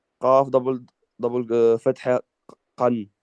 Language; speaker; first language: Arabic; non-native, learner; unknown